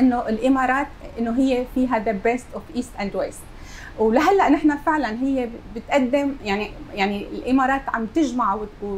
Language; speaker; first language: Arabic; native; Arabic